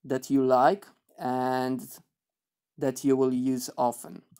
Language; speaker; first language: English; non-native, fluent; Polish